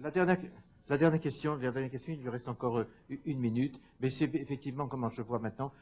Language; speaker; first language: French; native; French